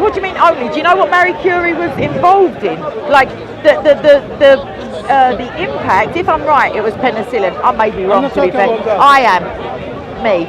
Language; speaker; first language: English; native; English